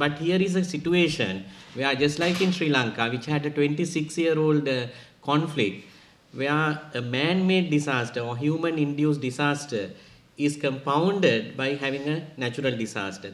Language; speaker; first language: English; non-native, local second language; Sinhala